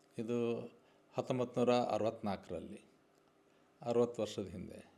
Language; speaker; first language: Kannada; non-native, local second language; Urdu